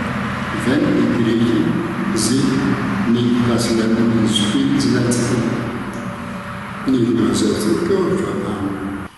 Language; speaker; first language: German; non-native, learner; Greek